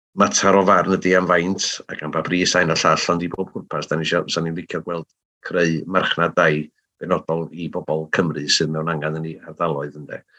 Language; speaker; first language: Welsh; native; Welsh